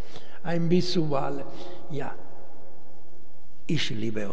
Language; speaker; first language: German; non-native, learner; Italian